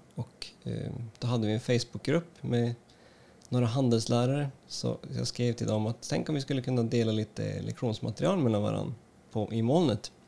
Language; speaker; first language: Swedish; native; Swedish